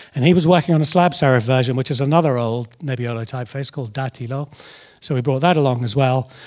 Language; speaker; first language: English; native; English